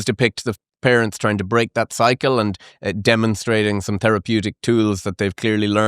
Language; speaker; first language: English; native; English